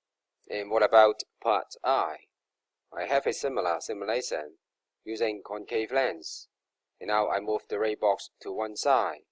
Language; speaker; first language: English; non-native, local second language; Cantonese